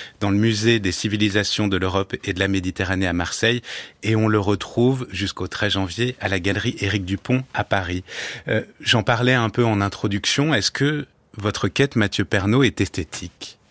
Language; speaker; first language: French; native; French